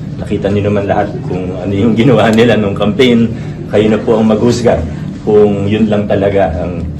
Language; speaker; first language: Filipino; native; Filipino